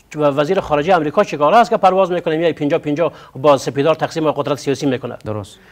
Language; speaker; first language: Persian; non-native, local second language; Pashto